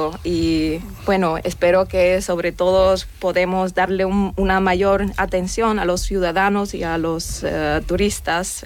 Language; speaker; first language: Spanish; non-native, fluent; German